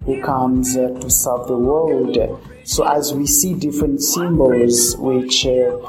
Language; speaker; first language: English; non-native, local second language; Swahili